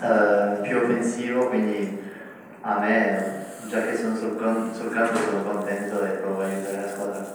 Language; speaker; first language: Italian; non-native, fluent; French